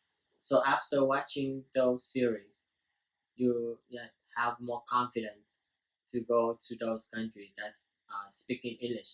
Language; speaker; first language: English; non-native, learner; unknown